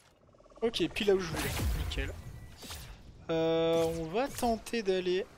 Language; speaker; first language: French; native; French